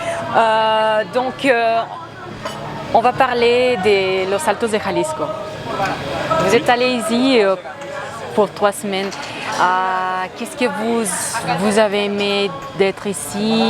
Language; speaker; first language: French; non-native, fluent; Spanish